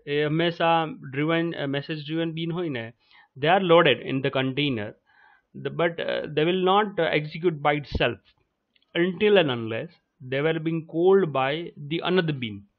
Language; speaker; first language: English; non-native, local second language; Gujarati